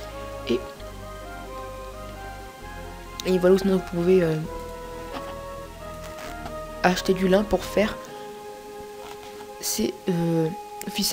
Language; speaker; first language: French; native; French